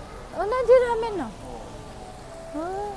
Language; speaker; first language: Japanese; non-native, fluent; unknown